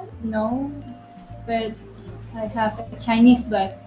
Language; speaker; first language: English; non-native, learner; Indonesian